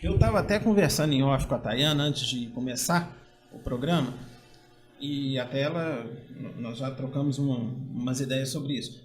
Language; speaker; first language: Portuguese; native; Portuguese